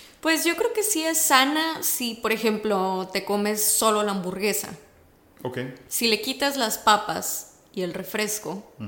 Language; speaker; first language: Spanish; non-native, fluent; English